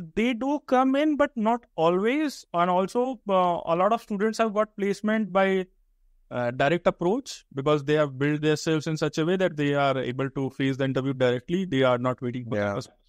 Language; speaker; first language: English; non-native, local second language; Hindi